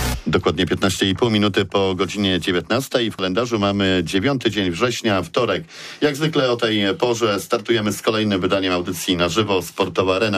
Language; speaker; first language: Polish; native; Polish